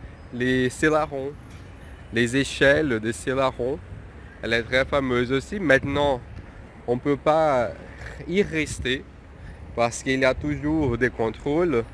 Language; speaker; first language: French; non-native, fluent; Portuguese